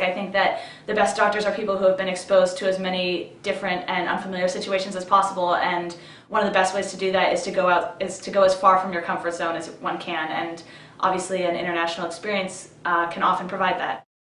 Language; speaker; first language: English; native; English